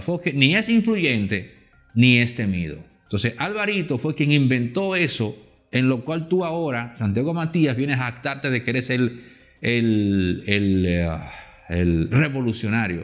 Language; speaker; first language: Spanish; native; Spanish